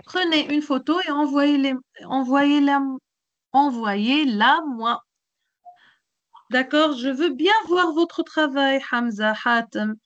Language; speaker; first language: French; non-native, local second language; Arabic